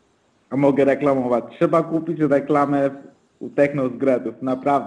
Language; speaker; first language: Polish; non-native, fluent; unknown